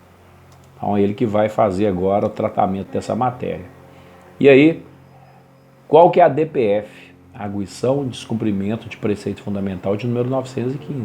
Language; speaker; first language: Portuguese; native; Portuguese